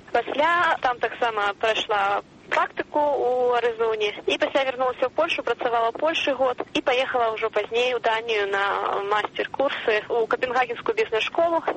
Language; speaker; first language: Belarusian; non-native, local second language; Russian